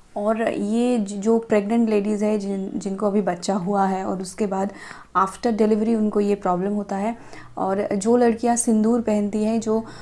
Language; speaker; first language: Hindi; non-native, local second language; Bangla